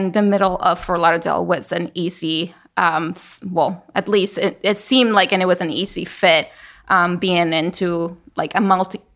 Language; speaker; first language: English; non-native, fluent; Spanish